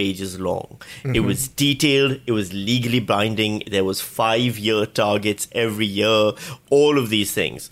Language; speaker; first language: English; non-native, local second language; Urdu